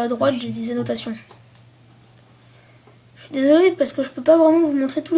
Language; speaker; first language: French; native; French